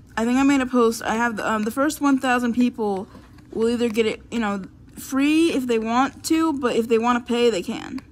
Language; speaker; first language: English; native; English